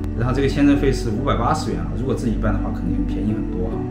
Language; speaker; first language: Chinese; native; Chinese